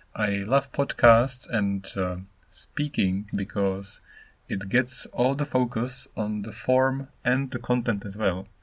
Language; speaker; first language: English; non-native, fluent; Czech